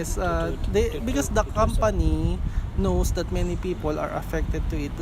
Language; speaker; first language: English; non-native, learner; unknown